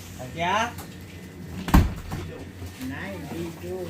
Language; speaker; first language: German; non-native, learner; Filipino